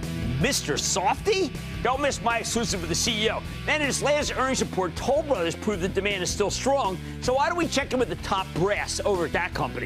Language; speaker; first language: English; native; English